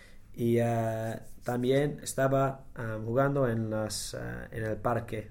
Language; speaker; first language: Spanish; non-native, learner; English